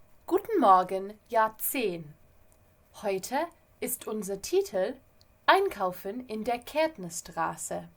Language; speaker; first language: German; non-native, fluent; English